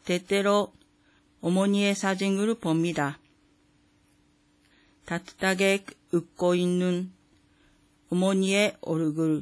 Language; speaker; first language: Korean; non-native, fluent; Japanese